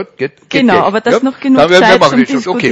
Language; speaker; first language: German; native; German